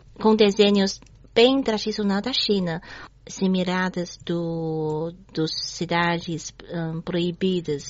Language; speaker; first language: Portuguese; non-native, learner; Chinese